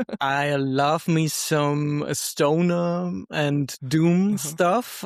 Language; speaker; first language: English; non-native, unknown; German